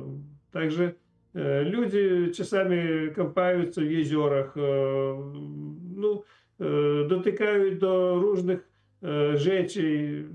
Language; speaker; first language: Polish; non-native, fluent; Russian